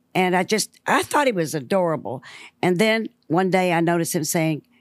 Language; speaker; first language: English; native; English